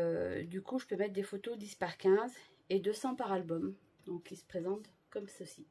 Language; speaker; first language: French; native; French